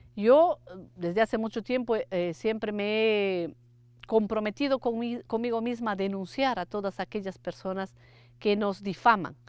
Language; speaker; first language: Spanish; native; Spanish